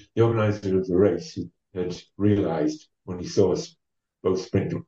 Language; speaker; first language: English; native; English